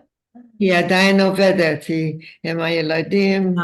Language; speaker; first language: Hebrew; non-native, fluent; Yiddish